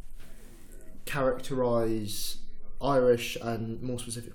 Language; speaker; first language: English; native; English